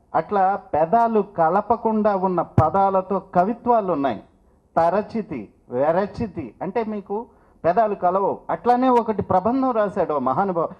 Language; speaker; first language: Telugu; early bilingual, other home language; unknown